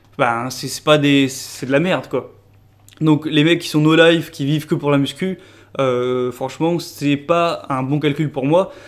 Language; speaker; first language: French; native; French